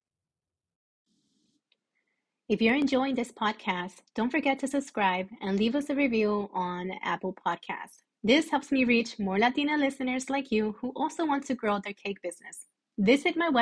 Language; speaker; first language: English; non-native, fluent; Spanish